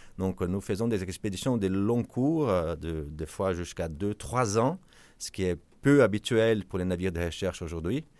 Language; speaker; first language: French; non-native, fluent; Portuguese